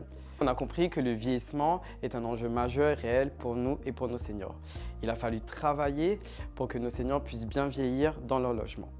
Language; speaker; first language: French; non-native, local second language; Réunion Creole French